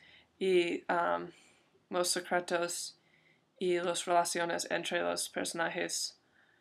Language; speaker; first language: Spanish; non-native, learner; English